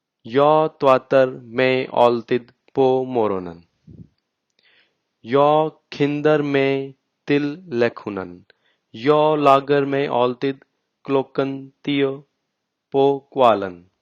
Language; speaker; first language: Swedish; non-native, learner; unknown